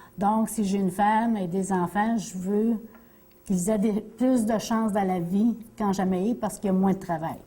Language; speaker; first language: French; native; French